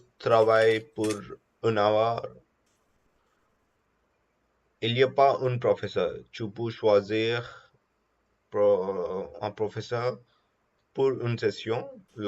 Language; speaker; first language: French; non-native, learner; Telugu